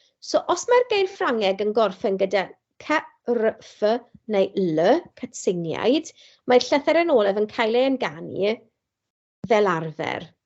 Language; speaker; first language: Welsh; non-native, local second language; English